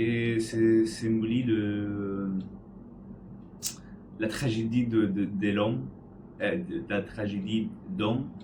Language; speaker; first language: French; non-native, learner; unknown